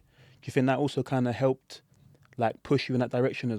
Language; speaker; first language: English; native; English